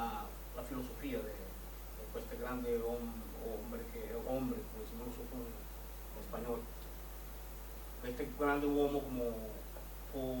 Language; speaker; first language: Italian; non-native, learner; Spanish